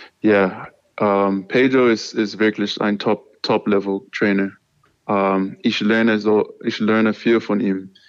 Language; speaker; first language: German; non-native, learner; English